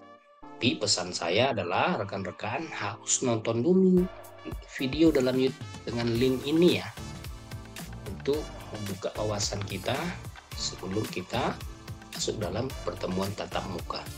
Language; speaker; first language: Indonesian; native; Indonesian